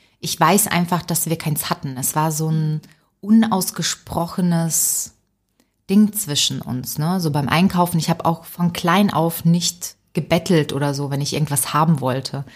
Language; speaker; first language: German; early bilingual, other home language; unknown